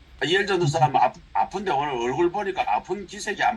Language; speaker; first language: Korean; native; Korean